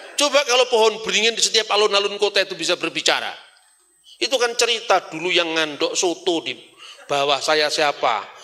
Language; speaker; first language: Indonesian; non-native, local second language; Javanese